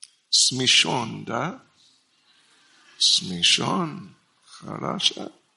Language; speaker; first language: Russian; non-native, learner; English